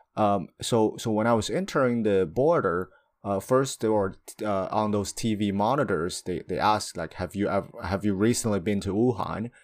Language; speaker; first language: English; non-native, fluent; Chinese